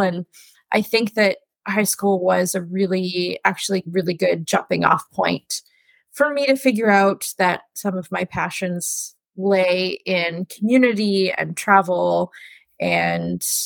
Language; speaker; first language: English; native; English